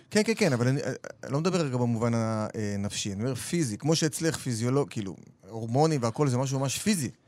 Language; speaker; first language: Hebrew; native; Hebrew